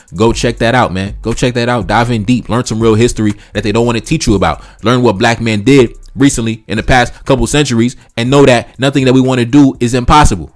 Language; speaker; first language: English; early bilingual, other home language; Haitian Creole